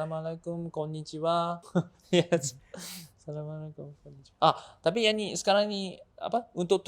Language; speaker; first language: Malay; non-native, fluent; Japanese